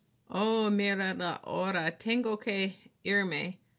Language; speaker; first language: Spanish; non-native, learner; English